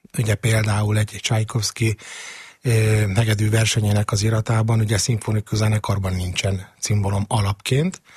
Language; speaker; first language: Hungarian; native; Hungarian